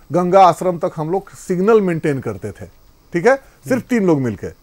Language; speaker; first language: Hindi; native; Hindi